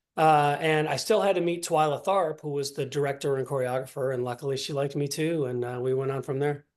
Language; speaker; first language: English; native; English